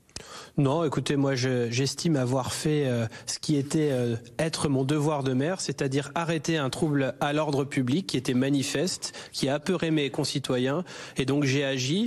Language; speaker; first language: French; native; French